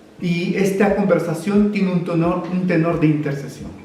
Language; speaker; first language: Spanish; native; Spanish